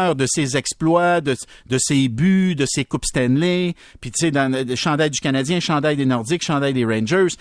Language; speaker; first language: French; native; French